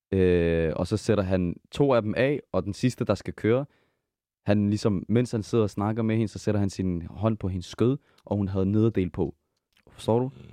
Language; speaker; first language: Danish; early bilingual, other home language; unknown